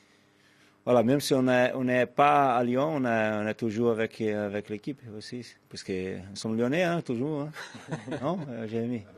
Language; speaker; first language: French; non-native, fluent; Portuguese